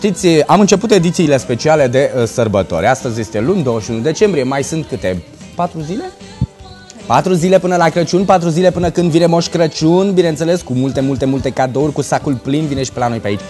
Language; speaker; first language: Romanian; native; Romanian